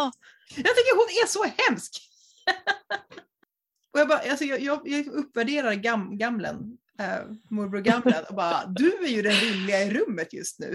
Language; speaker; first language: Swedish; native; Swedish